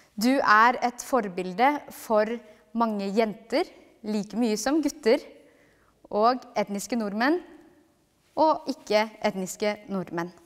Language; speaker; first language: Norwegian; early bilingual, other home language; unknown